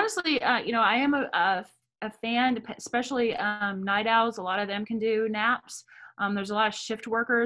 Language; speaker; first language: English; native; English